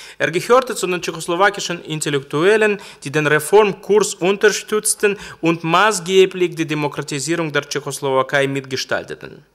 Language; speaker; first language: German; non-native, fluent; Russian